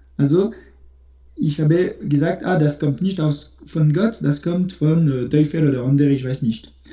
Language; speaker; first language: German; non-native, local second language; French